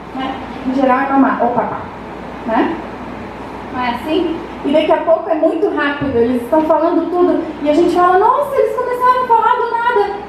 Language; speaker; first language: Portuguese; native; Portuguese